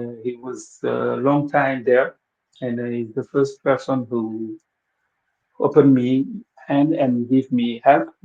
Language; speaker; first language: English; non-native, fluent; Wolof